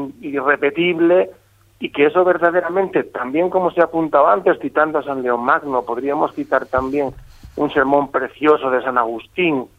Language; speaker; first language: Spanish; native; Spanish